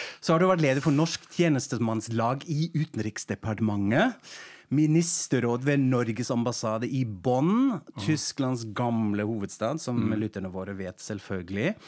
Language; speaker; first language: Norwegian; non-native, fluent; German